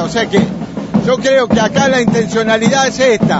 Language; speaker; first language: Spanish; native; Spanish